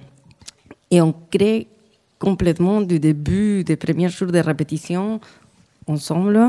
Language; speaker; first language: French; non-native, fluent; Spanish